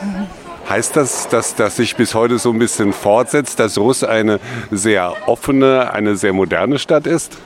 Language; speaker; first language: German; native; German